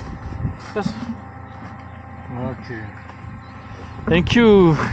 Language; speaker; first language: English; non-native, learner; French